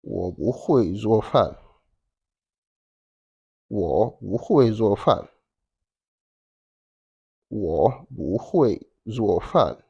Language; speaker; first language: Chinese; non-native, fluent; Wolof